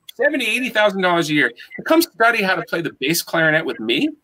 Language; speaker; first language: English; native; English